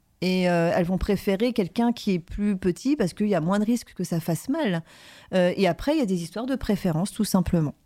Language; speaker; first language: French; native; French